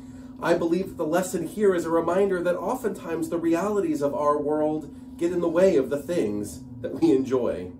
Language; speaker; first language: English; native; English